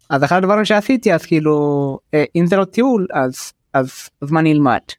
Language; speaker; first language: Hebrew; early bilingual, other home language; Amharic